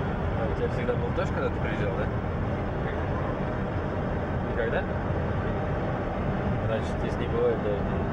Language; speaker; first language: Russian; native; Russian